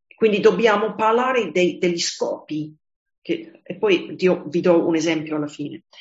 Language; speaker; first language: Italian; non-native, fluent; English